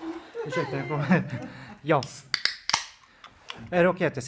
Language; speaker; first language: Swedish; non-native, fluent; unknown